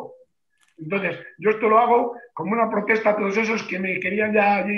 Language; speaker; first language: Spanish; native; Spanish